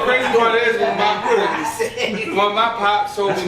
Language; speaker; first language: English; native; English